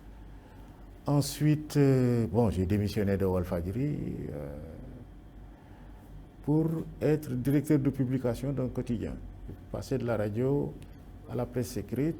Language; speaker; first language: French; non-native, local second language; Wolof